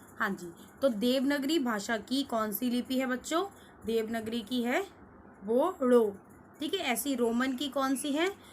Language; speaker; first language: Hindi; native; Hindi